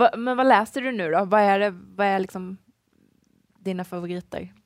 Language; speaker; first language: Swedish; native; Swedish